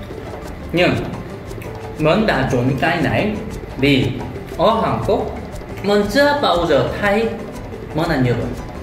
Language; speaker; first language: Vietnamese; non-native, learner; Korean